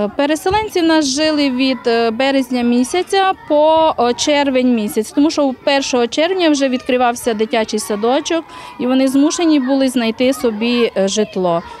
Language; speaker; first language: Ukrainian; native; Ukrainian